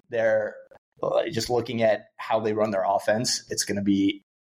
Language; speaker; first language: English; native; English